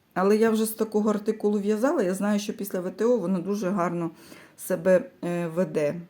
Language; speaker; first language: Ukrainian; native; Ukrainian